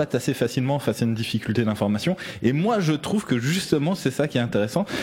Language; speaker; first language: French; native; French